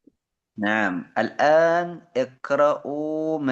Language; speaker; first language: Arabic; non-native, fluent; Indonesian